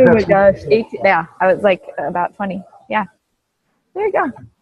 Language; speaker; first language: English; native; English